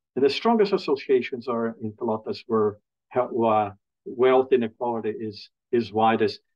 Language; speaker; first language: English; non-native, fluent; Portuguese